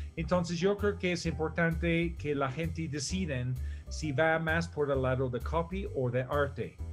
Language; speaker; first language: Spanish; non-native, fluent; English